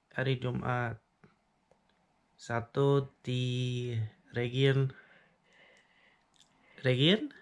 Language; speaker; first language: Indonesian; non-native, learner; Swedish